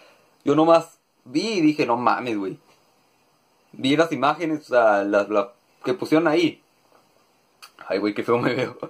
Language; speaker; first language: Spanish; native; Spanish